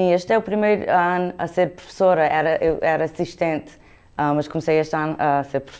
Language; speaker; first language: Portuguese; early bilingual, heritage; Portuguese